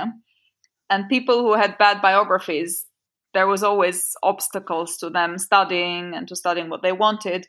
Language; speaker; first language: English; non-native, fluent; French